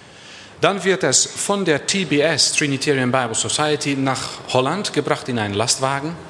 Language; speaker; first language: German; non-native, learner; Dutch